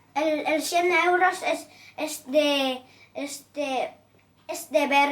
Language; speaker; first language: Spanish; early bilingual, other home language; Filipino